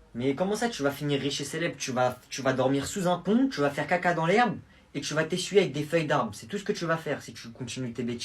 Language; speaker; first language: French; native; French